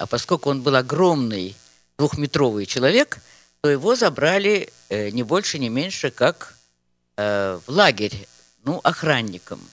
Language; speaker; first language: Russian; native; Russian